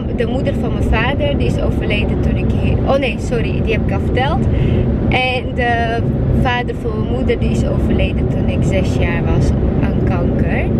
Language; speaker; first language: Dutch; non-native, fluent; Chechen